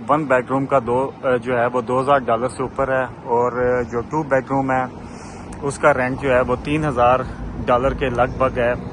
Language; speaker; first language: Urdu; non-native, local second language; Punjabi